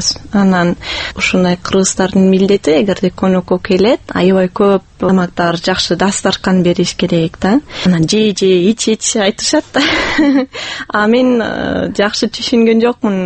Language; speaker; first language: Kyrgyz; non-native, fluent; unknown